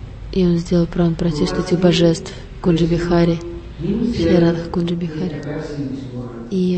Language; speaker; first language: Russian; non-native, learner; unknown